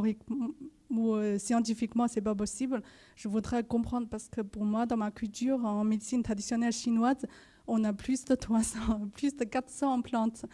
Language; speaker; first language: French; non-native, fluent; Chinese